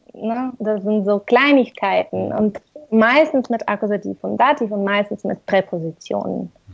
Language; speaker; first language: German; non-native, fluent; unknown